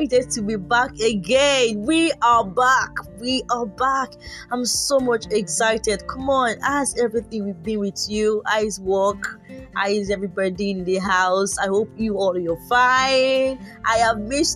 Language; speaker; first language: English; non-native, local second language; Yoruba